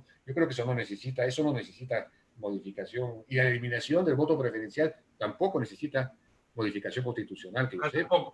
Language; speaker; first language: Spanish; native; Spanish